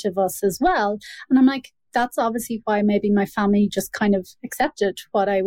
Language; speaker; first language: English; native; English